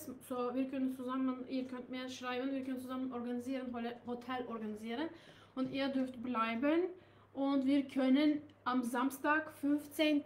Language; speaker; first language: German; non-native, learner; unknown